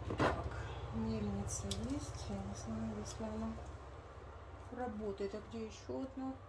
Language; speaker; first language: Russian; native; Russian